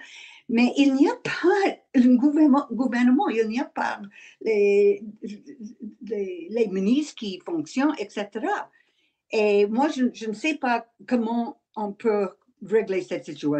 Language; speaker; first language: French; non-native, learner; English